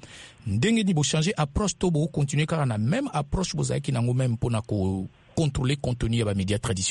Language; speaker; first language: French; non-native, local second language; Lingala